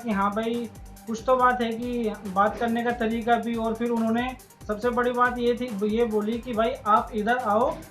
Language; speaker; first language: Hindi; native; Hindi